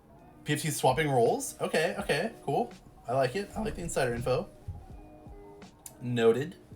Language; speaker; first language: English; native; English